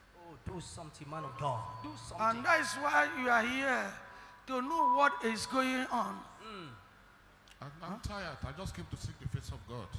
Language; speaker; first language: English; non-native, local second language; Ibibio